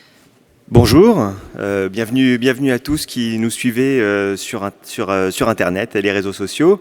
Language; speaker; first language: French; native; French